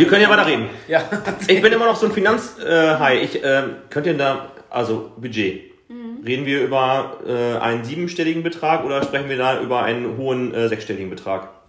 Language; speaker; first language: German; native; German